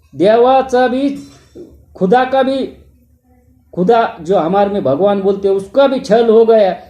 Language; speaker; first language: Hindi; non-native, local second language; Marathi